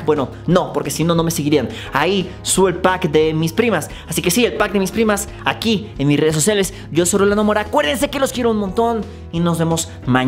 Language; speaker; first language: Spanish; native; Spanish